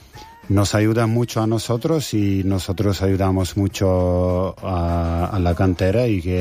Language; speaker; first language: Spanish; non-native, fluent; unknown